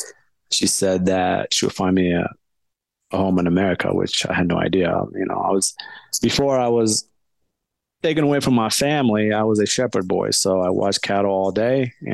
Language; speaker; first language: English; early bilingual, other home language; Amharic